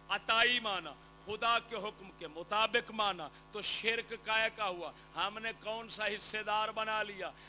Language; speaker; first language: Urdu; non-native, local second language; Punjabi